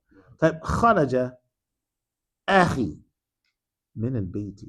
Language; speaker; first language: Arabic; non-native, fluent; English